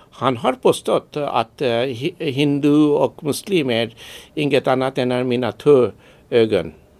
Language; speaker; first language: Swedish; non-native, fluent; Bangla